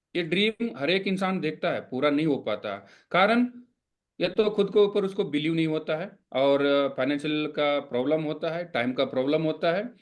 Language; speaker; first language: Hindi; non-native, local second language; Kannada